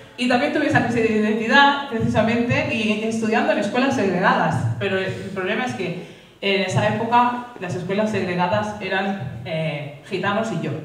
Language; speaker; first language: Spanish; native; Spanish